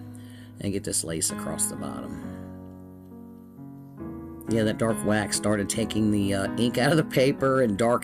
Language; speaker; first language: English; native; English